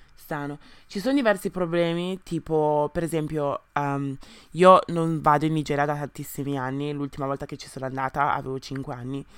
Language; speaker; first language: Italian; early bilingual, other home language; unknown